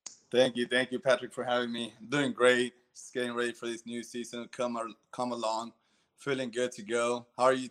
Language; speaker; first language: English; early bilingual, other home language; Spanish